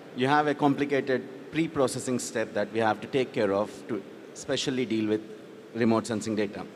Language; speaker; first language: English; non-native, local second language; Telugu